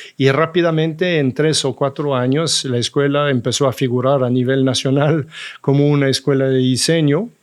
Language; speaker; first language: Spanish; non-native, fluent; French